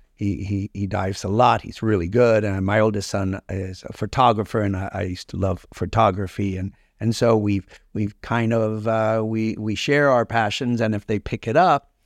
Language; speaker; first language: English; native; English